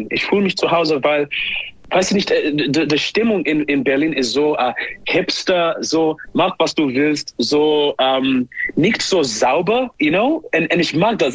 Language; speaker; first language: German; non-native, learner; English